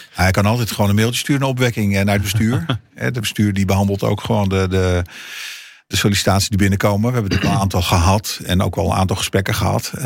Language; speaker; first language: Dutch; non-native, fluent; Portuguese